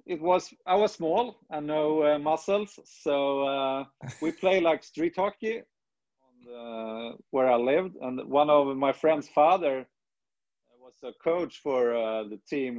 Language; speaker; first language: English; non-native, fluent; Swedish